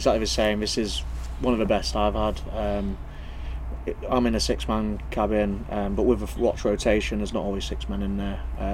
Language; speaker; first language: English; native; English